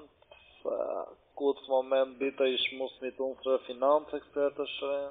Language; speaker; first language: German; non-native, learner; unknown